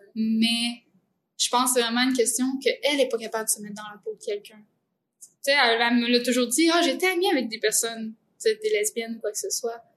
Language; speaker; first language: French; native; French